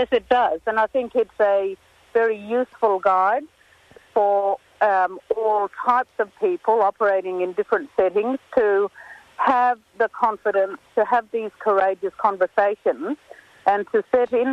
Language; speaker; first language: English; native; English